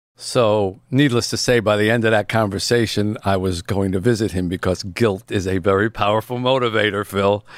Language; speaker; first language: English; native; English